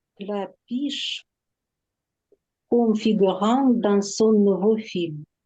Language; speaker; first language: French; non-native, learner; Ukrainian